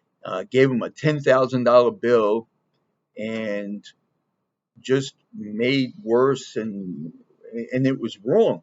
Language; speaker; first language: English; native; English